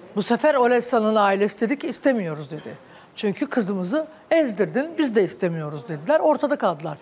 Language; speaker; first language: Turkish; native; Turkish